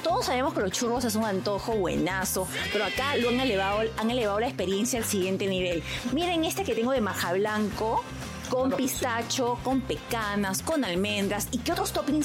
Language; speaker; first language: Spanish; native; Spanish